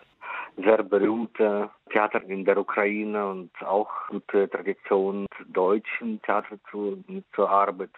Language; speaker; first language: German; non-native, fluent; Ukrainian